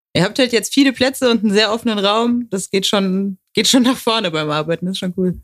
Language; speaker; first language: German; native; German